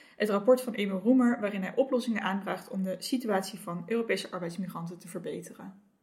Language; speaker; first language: Dutch; native; Dutch